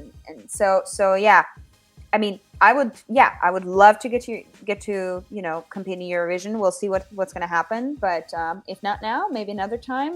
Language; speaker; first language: English; non-native, fluent; Finnish